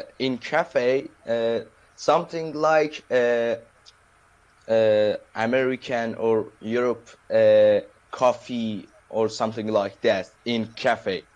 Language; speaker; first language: English; non-native, learner; Persian